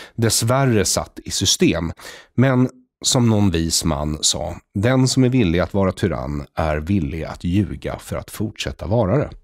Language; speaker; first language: Swedish; native; Swedish